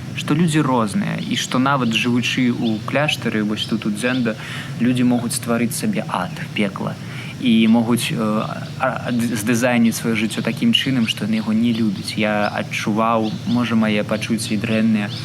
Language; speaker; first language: Belarusian; non-native, local second language; Russian